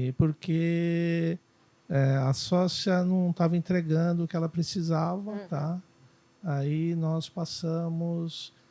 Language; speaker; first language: Portuguese; native; Portuguese